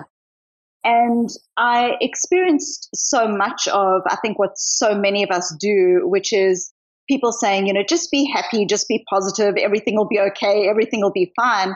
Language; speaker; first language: English; native; English